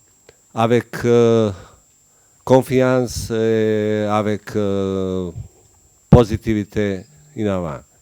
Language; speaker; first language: French; non-native, learner; Bosnian